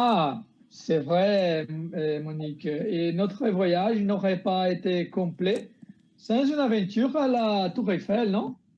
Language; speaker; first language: French; non-native, learner; Portuguese